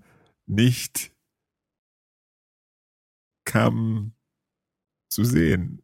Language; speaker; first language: German; non-native, learner; English